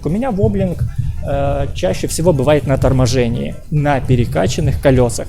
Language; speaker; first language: Russian; native; Russian